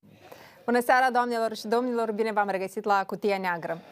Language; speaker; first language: Romanian; native; Romanian